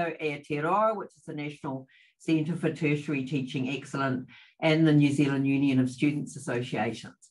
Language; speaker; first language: English; native; English